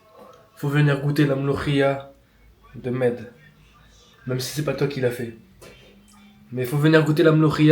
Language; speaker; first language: French; native; French